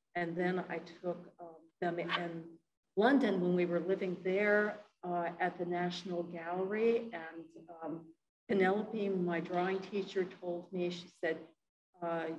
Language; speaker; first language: English; native; English